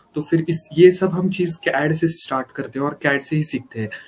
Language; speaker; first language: Hindi; non-native, local second language; Marathi